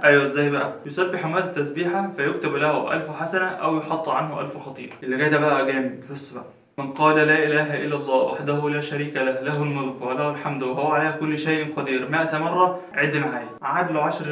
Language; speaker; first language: Arabic; native; Arabic